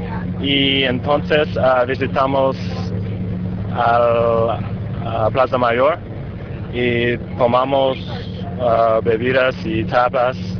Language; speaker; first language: Spanish; non-native, learner; English